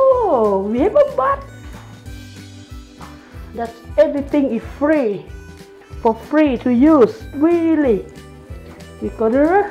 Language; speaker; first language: English; non-native, learner; Thai